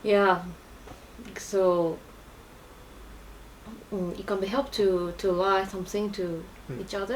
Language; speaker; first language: English; non-native, learner; Japanese